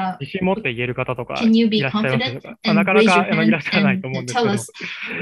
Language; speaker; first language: Japanese; native; Japanese